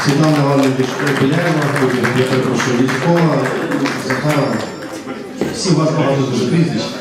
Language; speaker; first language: Ukrainian; native; Ukrainian